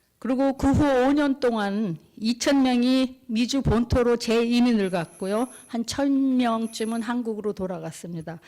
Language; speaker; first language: Korean; native; Korean